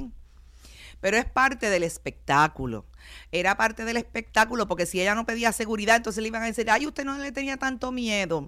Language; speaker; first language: Spanish; native; Spanish